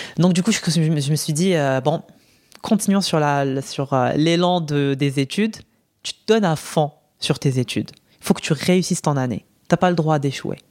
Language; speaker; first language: French; non-native, local second language; Arabic